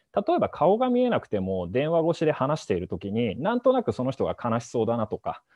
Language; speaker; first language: Japanese; native; Japanese